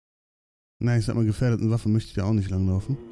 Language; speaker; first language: German; native; German